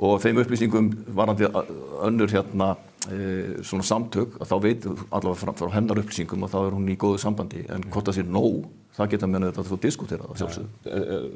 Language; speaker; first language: Icelandic; native; Icelandic